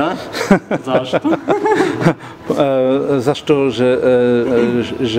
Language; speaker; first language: German; non-native, fluent; English